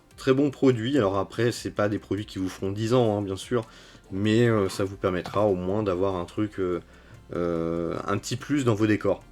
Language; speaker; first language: French; native; French